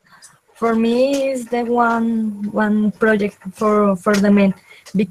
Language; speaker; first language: English; non-native, learner; Spanish